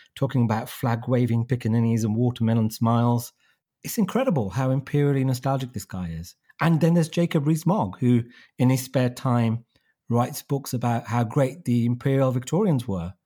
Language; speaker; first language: English; native; English